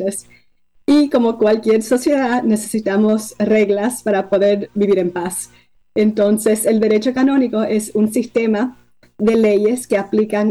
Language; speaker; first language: Spanish; early bilingual, heritage; Spanish